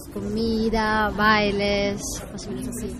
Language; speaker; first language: Spanish; non-native, learner; German